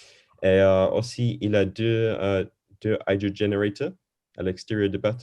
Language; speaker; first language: French; non-native, learner; English